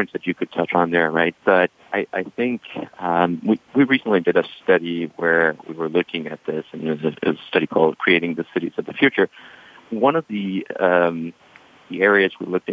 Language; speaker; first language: English; non-native, fluent; Danish